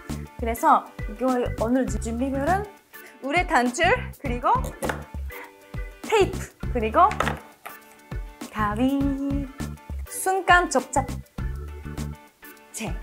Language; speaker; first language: Korean; non-native, fluent; Japanese